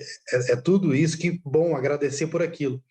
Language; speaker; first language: Portuguese; native; Portuguese